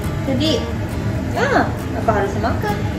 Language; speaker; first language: Indonesian; non-native, learner; Japanese